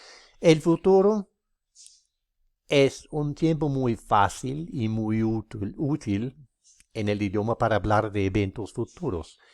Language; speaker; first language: Spanish; non-native, fluent; English